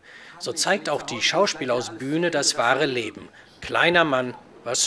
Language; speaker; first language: German; native; German